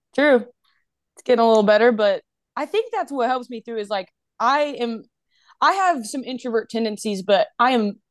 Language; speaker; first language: English; native; English